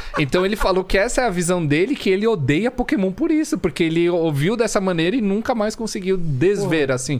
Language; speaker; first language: Portuguese; early bilingual, other home language; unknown